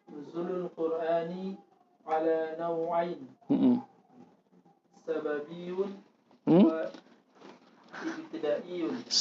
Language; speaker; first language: Arabic; non-native, learner; Indonesian